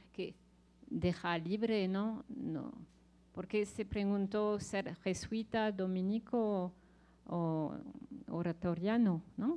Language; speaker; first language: Spanish; non-native, fluent; French